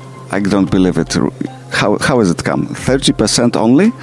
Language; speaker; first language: English; non-native, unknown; Polish